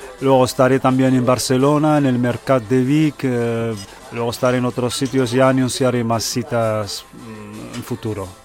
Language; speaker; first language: Spanish; early bilingual, other home language; Arabic